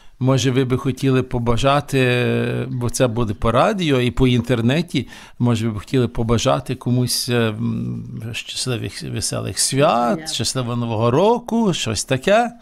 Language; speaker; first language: Ukrainian; early bilingual, heritage; Ukrainian